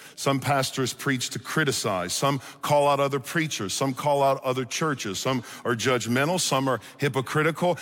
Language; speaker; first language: English; native; English